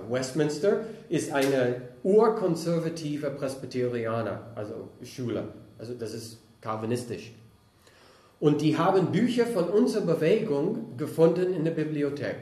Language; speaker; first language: German; non-native, fluent; English